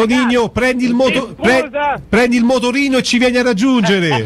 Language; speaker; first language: Italian; native; Italian